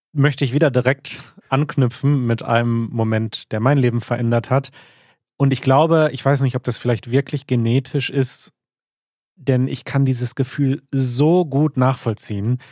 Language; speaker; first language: German; native; German